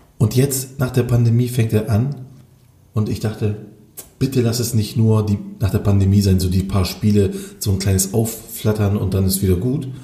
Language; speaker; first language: German; early bilingual, other home language; Turkish